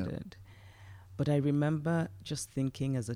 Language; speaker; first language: English; non-native, local second language; Igbo